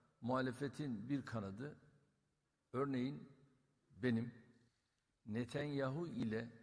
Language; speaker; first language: Turkish; native; Turkish